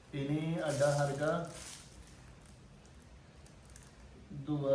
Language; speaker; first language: Indonesian; non-native, learner; Urdu